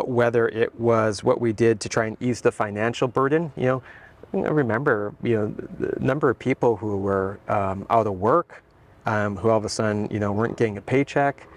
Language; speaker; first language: English; native; English